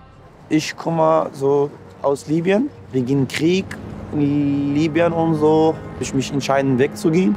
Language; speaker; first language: German; non-native, learner; Arabic